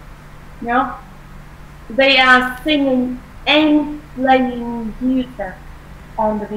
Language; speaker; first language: English; non-native, fluent; Vietnamese